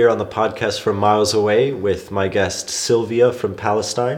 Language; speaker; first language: English; native; English